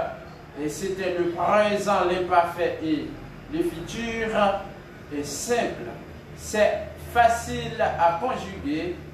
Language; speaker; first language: French; non-native, local second language; Haitian Creole